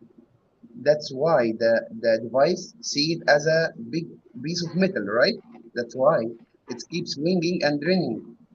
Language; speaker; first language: English; non-native, learner; Arabic